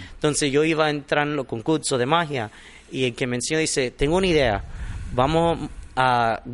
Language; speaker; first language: Spanish; early bilingual, heritage; Spanish